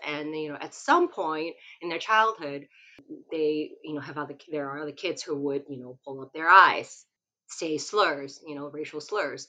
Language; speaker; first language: English; non-native, local second language; Cantonese